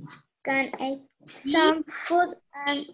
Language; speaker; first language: English; non-native, learner; Spanish